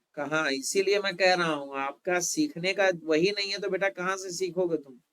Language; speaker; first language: Urdu; native; Urdu